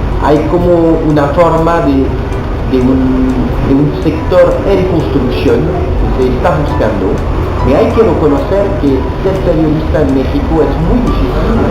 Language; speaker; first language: Spanish; non-native, fluent; French